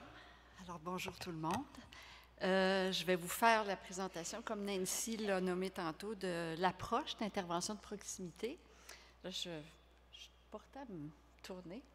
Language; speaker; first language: French; native; French